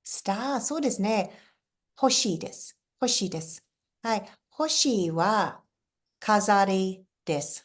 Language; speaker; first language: Japanese; non-native, fluent; English